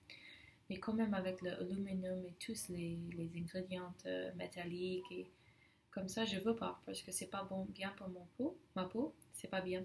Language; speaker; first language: French; non-native, learner; English